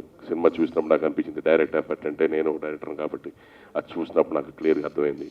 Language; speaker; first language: Telugu; native; Telugu